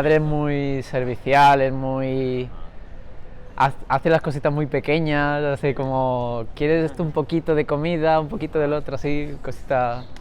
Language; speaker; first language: Spanish; early bilingual, other home language; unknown